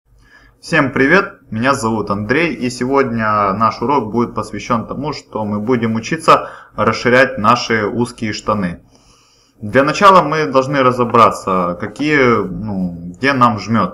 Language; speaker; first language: Russian; native; Russian